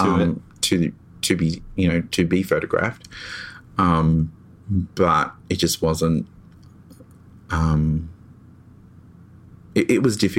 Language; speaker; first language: English; native; English